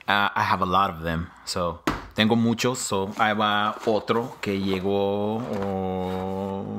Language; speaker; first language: Spanish; early bilingual, heritage; Spanish